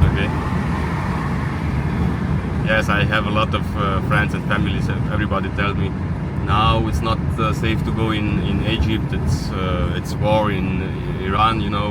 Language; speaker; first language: English; non-native, learner; Hungarian